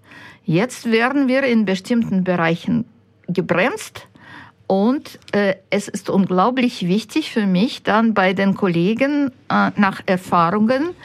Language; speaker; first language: German; non-native, fluent; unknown